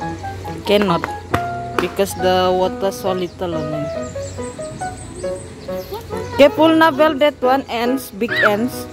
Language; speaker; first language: English; non-native, local second language; Malay